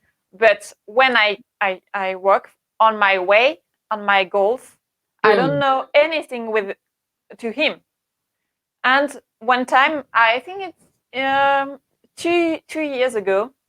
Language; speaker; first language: English; non-native, learner; French